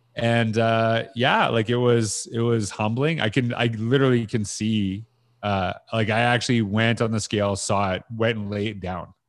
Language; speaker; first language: English; native; English